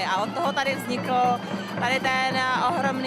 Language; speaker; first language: Czech; native; Czech